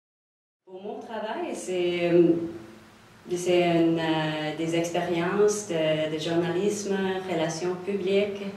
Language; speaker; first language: French; non-native, local second language; English